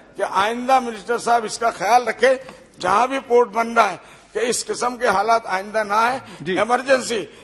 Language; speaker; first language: Hindi; non-native, local second language; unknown